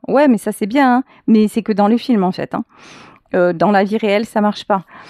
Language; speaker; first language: French; native; French